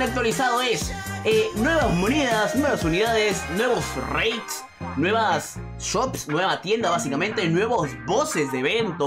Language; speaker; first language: Spanish; native; Spanish